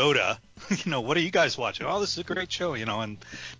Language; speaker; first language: English; native; English